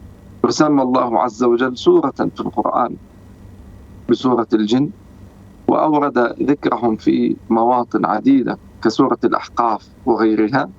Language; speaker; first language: Arabic; native; Arabic